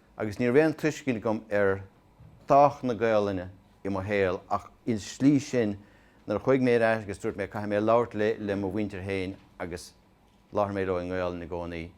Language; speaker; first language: Irish; native; Irish